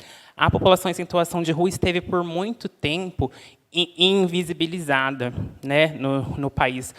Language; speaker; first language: Portuguese; native; Portuguese